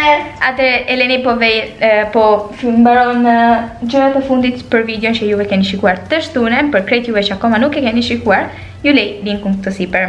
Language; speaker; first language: Albanian; early bilingual, heritage; Albanian